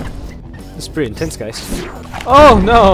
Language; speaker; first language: English; native; English